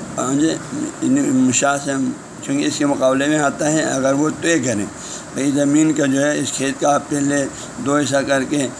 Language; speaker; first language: Urdu; non-native, local second language; Balti